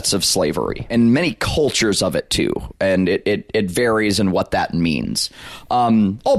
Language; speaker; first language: English; native; English